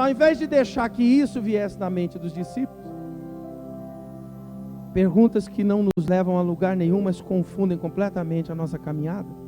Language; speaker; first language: Portuguese; native; Portuguese